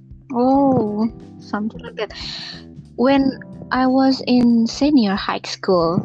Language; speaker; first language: English; non-native, learner; Indonesian